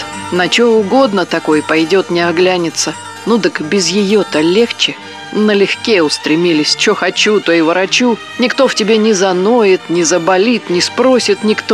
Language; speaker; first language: Russian; native; Russian